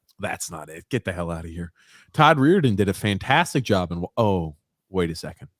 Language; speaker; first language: English; native; English